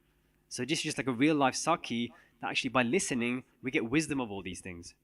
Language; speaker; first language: English; non-native, local second language; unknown